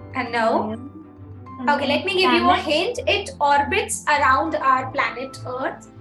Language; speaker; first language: English; non-native, local second language; Hindi